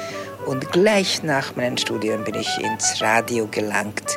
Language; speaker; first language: German; early bilingual, heritage; Hungarian